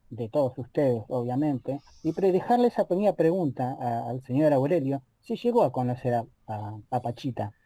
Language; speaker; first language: Spanish; native; Spanish